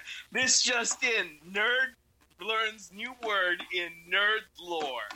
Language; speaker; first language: English; early bilingual, other home language; Spanish